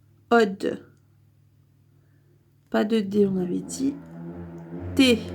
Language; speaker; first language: French; native; French